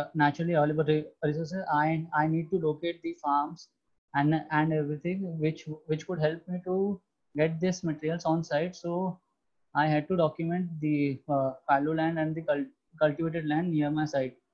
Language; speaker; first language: English; non-native, local second language; Hindi